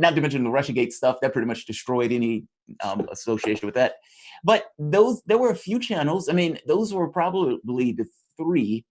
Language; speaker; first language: English; native; English